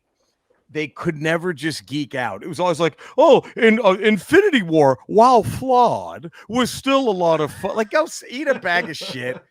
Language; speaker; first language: English; native; English